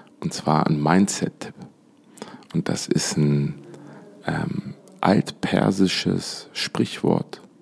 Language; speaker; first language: German; native; German